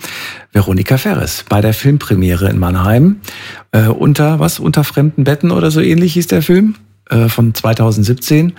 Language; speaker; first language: German; native; German